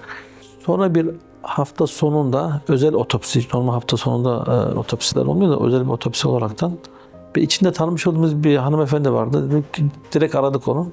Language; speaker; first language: Turkish; early bilingual, heritage; Turkish